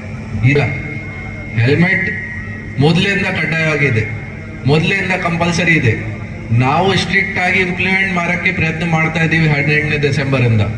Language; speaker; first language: Kannada; non-native, learner; Hindi